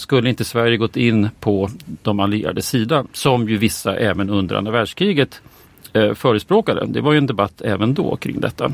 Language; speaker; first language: Swedish; native; Swedish